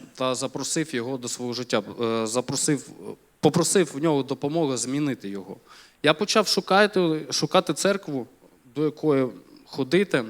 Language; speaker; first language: Ukrainian; non-native, local second language; Russian